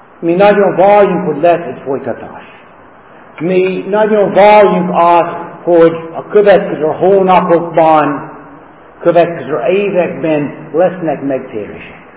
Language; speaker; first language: Hungarian; non-native, fluent; English